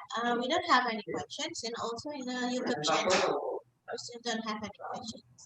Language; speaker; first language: English; non-native, fluent; Indonesian